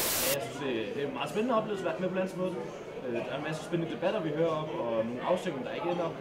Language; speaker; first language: Danish; native; Danish